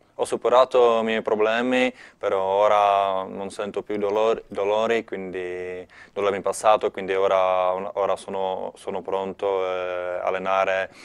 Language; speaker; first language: Italian; non-native, learner; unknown